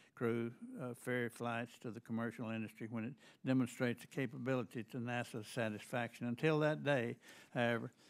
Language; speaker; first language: English; native; English